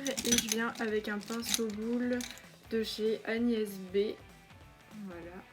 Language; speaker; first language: French; native; French